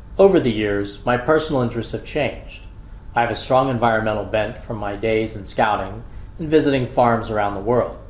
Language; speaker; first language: English; native; English